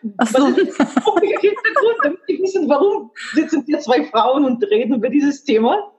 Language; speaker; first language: German; non-native, fluent; Russian